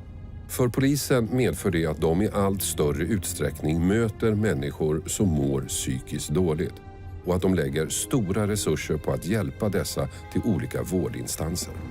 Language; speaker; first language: Swedish; native; Swedish